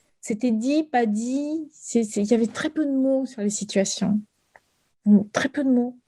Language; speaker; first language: French; early bilingual, other home language; Spanish